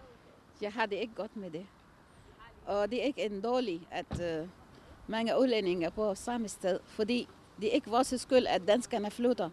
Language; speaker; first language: Danish; non-native, fluent; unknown